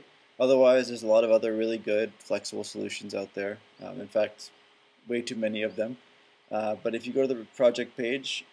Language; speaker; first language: English; native; English